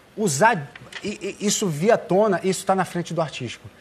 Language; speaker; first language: Portuguese; native; Portuguese